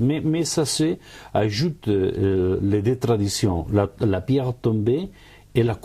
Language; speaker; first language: French; non-native, learner; Catalan